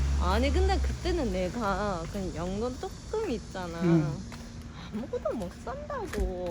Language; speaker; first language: Korean; non-native, learner; Vietnamese